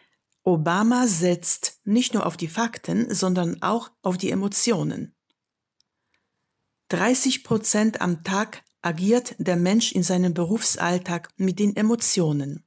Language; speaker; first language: German; non-native, fluent; Polish